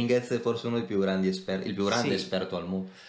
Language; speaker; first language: Italian; native; Italian